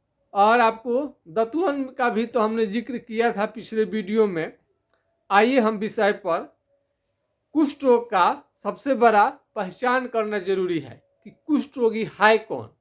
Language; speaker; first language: Hindi; non-native, local second language; Bhojpuri